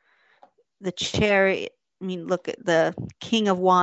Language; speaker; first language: English; native; English